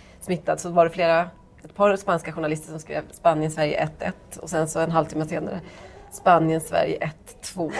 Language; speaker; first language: Swedish; native; Swedish